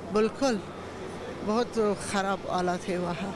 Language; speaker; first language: Hindi; non-native, learner; Persian